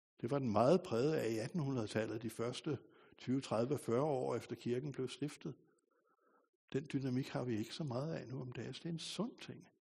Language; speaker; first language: Danish; native; Danish